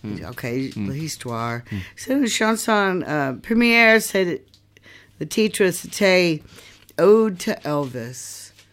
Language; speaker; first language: French; non-native, learner; English